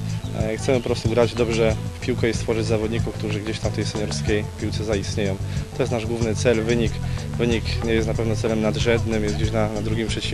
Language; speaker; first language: Polish; native; Polish